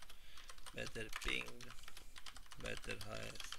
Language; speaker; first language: English; non-native, learner; Polish